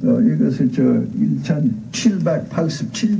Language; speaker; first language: Korean; non-native, local second language; English